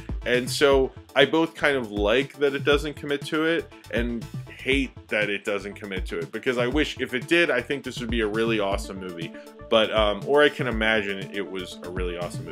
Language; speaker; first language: English; native; English